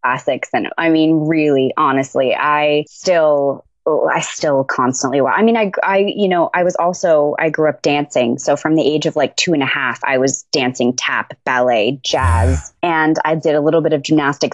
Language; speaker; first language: English; native; English